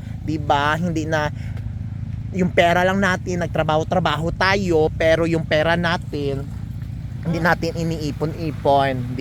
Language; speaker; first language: Filipino; non-native, local second language; Cebuano